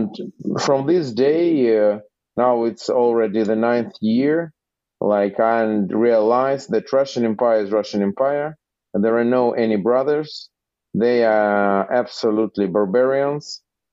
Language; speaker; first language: English; non-native, fluent; Russian